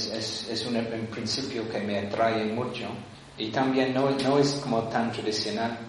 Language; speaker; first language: Spanish; non-native, fluent; English